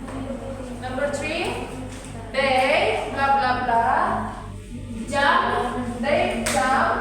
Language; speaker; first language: English; non-native, learner; Indonesian